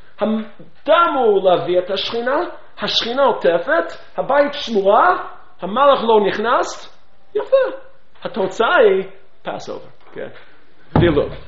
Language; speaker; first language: Hebrew; non-native, fluent; English